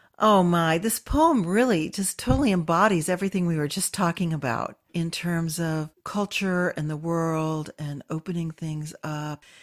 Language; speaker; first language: English; native; English